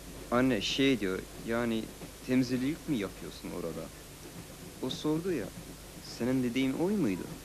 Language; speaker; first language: Turkish; early bilingual, other home language; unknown